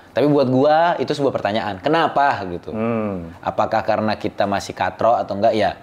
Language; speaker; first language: Indonesian; native; Indonesian